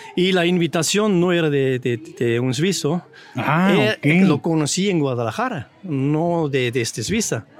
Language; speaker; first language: Spanish; non-native, fluent; Swiss German